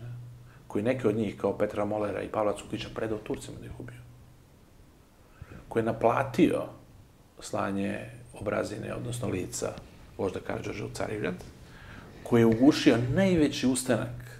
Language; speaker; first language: Serbian; native; Serbian